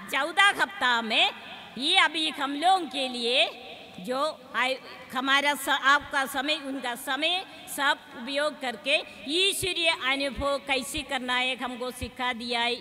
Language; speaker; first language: Hindi; non-native, local second language; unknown